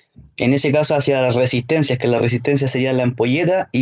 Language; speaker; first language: Spanish; native; Spanish